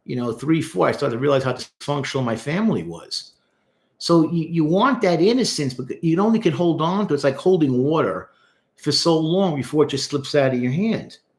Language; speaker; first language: English; native; English